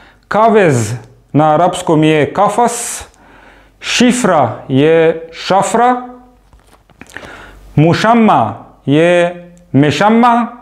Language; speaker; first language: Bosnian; non-native, fluent; Arabic